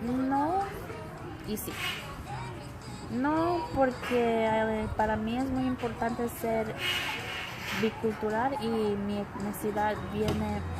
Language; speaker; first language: Spanish; early bilingual, other home language; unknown